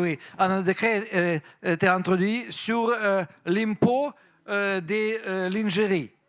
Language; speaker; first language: French; non-native, fluent; Russian